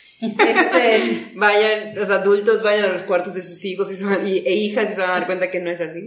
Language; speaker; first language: Spanish; native; Spanish